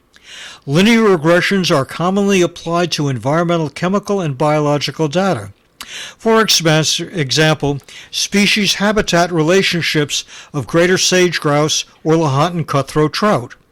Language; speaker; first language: English; native; English